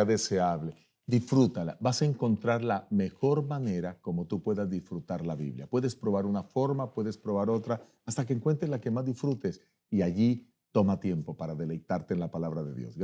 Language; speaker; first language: Spanish; native; Spanish